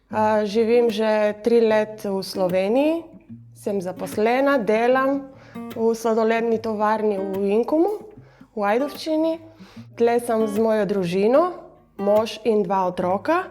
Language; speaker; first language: Slovenian; non-native, learner; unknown